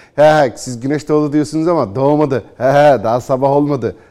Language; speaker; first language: Turkish; native; Turkish